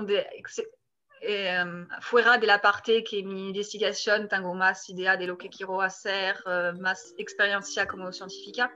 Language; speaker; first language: Spanish; non-native, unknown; French